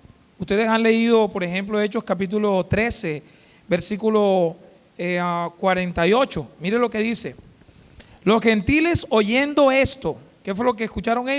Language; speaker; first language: Spanish; native; Spanish